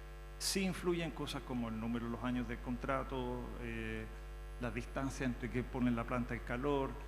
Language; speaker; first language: Spanish; native; Spanish